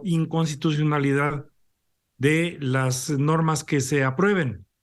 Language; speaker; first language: Spanish; native; Spanish